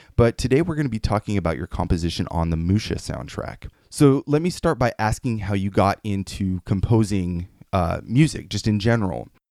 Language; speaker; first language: English; native; English